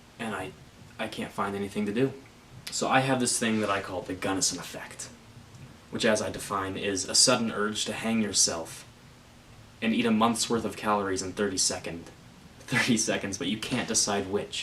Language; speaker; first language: English; native; English